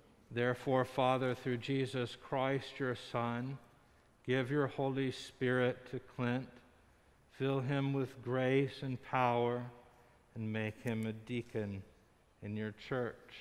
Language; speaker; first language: English; native; English